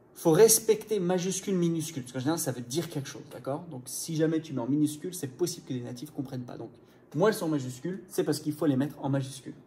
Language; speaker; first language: French; non-native, fluent; English